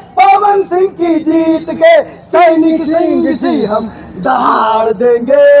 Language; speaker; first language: Hindi; non-native, local second language; Bhojpuri